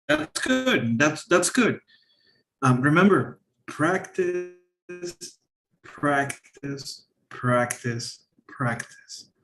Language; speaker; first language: English; non-native, fluent; Spanish